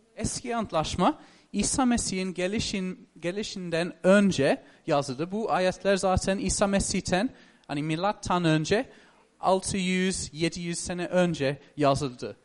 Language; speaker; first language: Turkish; non-native, fluent; English